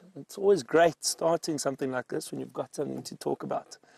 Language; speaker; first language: English; native; English